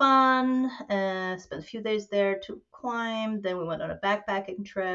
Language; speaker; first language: English; native; English